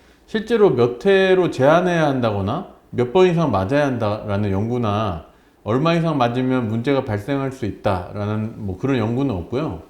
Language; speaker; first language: Korean; native; Korean